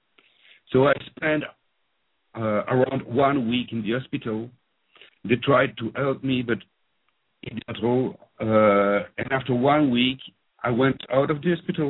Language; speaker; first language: English; non-native, fluent; French